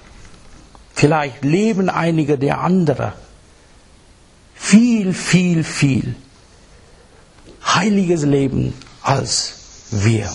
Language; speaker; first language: German; non-native, fluent; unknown